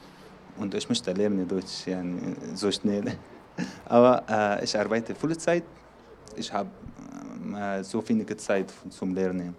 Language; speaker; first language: German; non-native, learner; Arabic